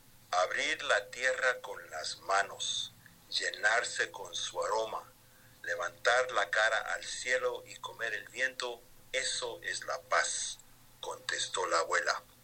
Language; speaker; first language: Spanish; early bilingual, heritage; Spanish